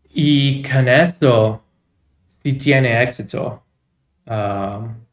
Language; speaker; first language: Spanish; non-native, fluent; English